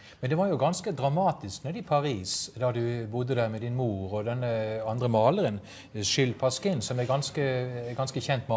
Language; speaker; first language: Norwegian; native; Norwegian